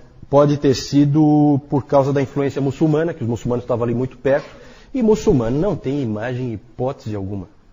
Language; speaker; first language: Portuguese; native; Portuguese